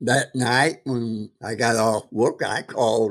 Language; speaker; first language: English; native; English